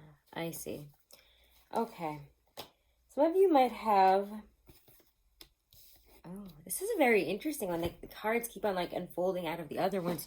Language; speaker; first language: English; native; English